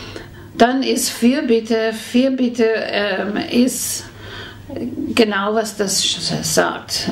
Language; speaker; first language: German; non-native, fluent; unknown